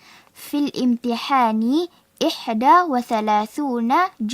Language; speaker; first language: Arabic; non-native, learner; Malay